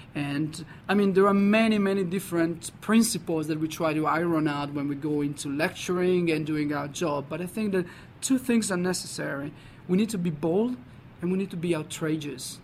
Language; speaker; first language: English; non-native, fluent; Italian